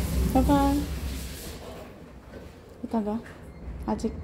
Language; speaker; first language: Korean; non-native, learner; Filipino